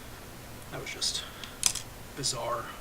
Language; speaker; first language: English; native; English